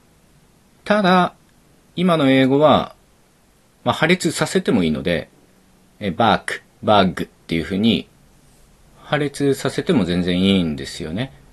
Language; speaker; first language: Japanese; native; Japanese